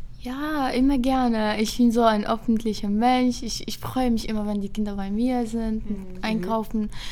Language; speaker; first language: German; non-native, fluent; Arabic